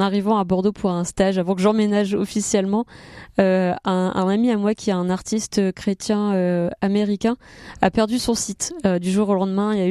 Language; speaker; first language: French; native; French